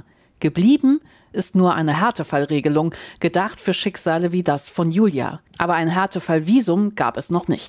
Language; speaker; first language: German; native; German